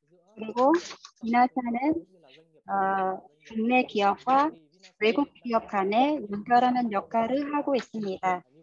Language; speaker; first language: Korean; non-native, fluent; Vietnamese